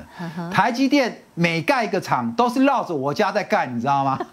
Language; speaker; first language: Chinese; native; Chinese